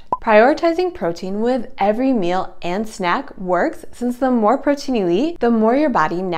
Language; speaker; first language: English; native; English